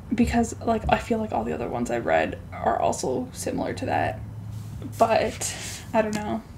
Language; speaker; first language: English; native; English